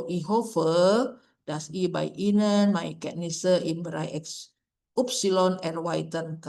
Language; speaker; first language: German; non-native, fluent; Indonesian